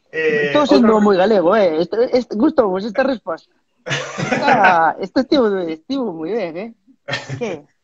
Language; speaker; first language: Galician; native; Galician